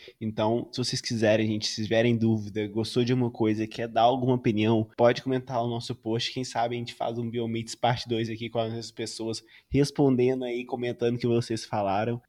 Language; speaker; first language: Portuguese; native; Portuguese